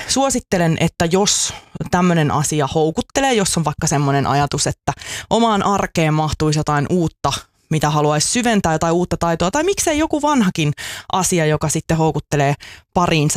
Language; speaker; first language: Finnish; native; Finnish